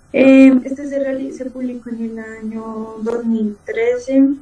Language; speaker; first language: Spanish; native; Spanish